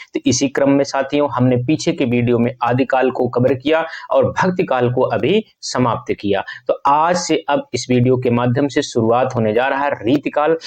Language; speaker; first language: Hindi; native; Hindi